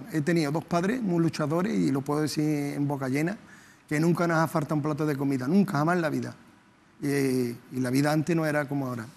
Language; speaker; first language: Spanish; native; Spanish